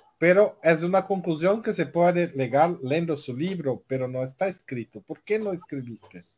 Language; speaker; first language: Spanish; non-native, learner; Portuguese